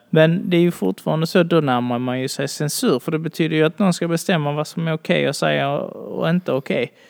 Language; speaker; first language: Swedish; native; Swedish